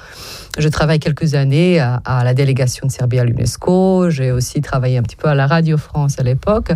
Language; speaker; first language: French; non-native, fluent; Serbian